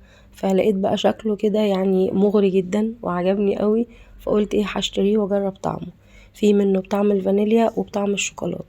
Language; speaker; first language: Arabic; native; Arabic